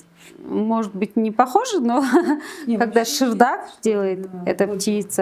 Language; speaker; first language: Russian; non-native, local second language; Kyrgyz